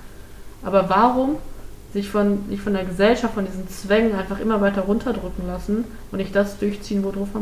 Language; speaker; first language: German; native; German